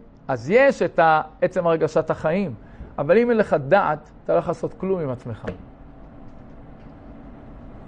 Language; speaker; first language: Hebrew; native; Hebrew